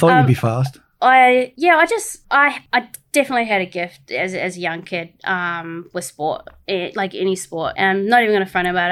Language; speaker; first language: English; native; English